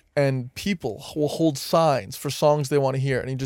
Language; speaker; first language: English; native; English